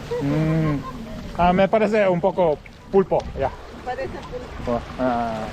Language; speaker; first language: Spanish; non-native, learner; Korean